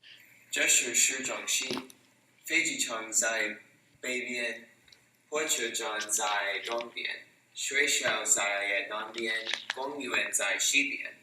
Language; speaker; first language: Chinese; non-native, learner; English